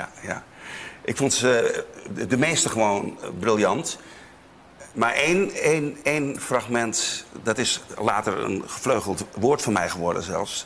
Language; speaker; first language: Dutch; native; Dutch